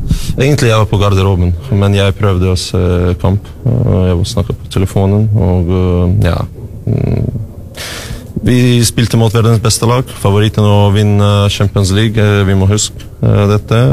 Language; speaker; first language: Norwegian; non-native, learner; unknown